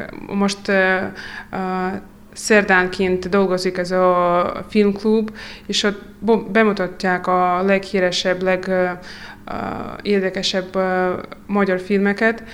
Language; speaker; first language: Hungarian; non-native, fluent; Russian